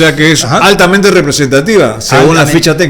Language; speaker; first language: Spanish; native; Spanish